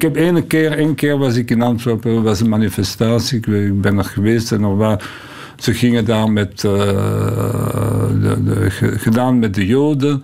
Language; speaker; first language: Dutch; non-native, local second language; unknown